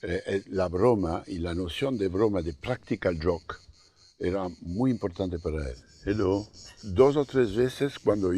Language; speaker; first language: Spanish; non-native, fluent; French